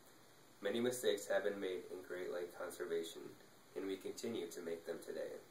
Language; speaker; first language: English; native; English